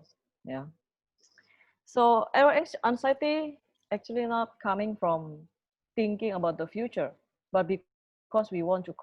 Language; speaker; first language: English; non-native, fluent; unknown